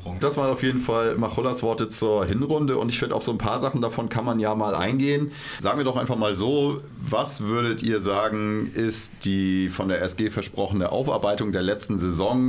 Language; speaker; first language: German; native; German